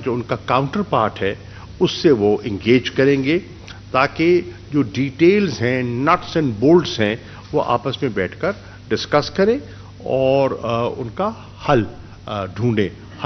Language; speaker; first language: Urdu; non-native, local second language; Saraiki